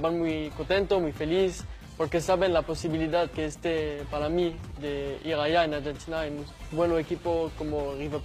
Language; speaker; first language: Spanish; non-native, learner; French